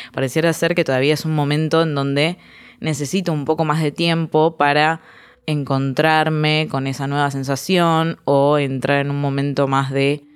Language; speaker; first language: Spanish; native; Spanish